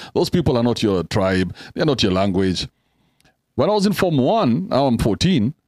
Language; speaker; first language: English; non-native, local second language; Kikuyu